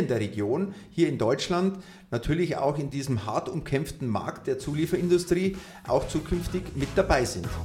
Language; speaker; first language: German; native; German